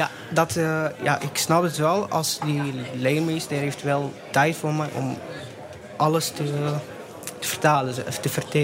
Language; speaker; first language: Dutch; non-native, learner; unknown